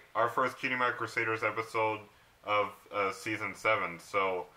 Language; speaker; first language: English; native; English